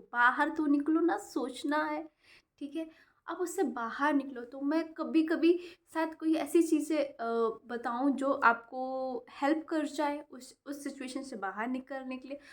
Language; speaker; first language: Hindi; native; Hindi